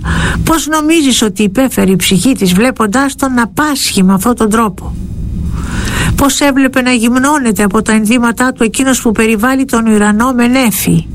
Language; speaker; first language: Greek; native; Greek